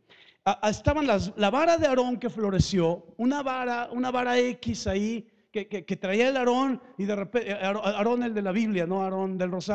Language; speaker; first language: Spanish; native; Spanish